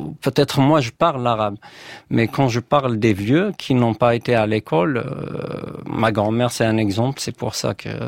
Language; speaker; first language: French; non-native, local second language; Kabyle